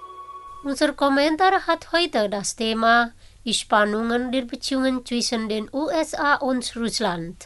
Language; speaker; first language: German; non-native, fluent; Indonesian